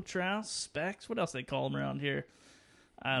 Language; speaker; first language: English; native; English